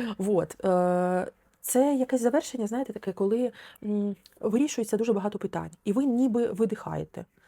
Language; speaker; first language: Ukrainian; non-native, local second language; Russian